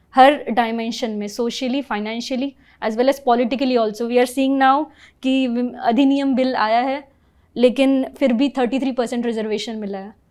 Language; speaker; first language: Hindi; non-native, local second language; Marathi